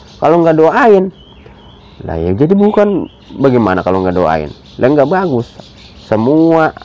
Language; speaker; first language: Indonesian; native; Indonesian